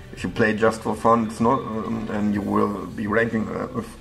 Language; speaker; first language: English; non-native, learner; German